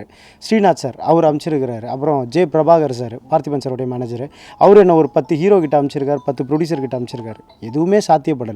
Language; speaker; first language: Tamil; native; Tamil